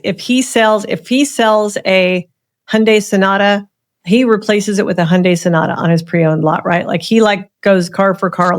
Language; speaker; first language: English; native; English